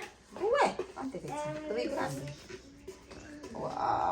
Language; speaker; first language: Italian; non-native, learner; Cebuano